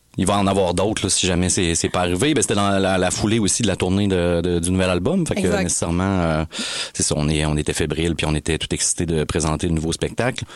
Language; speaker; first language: French; native; French